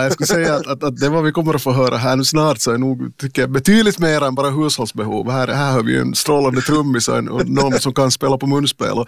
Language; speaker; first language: Swedish; native; Swedish